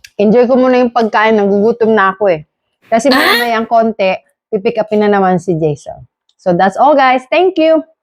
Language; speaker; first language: Filipino; native; Filipino